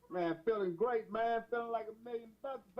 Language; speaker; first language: English; native; English